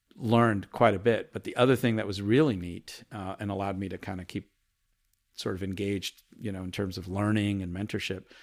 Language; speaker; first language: English; early bilingual, other home language; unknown